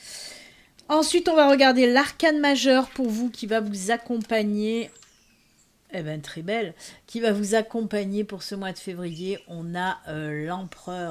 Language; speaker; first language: French; native; French